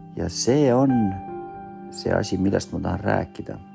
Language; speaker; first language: Estonian; early bilingual, other home language; Russian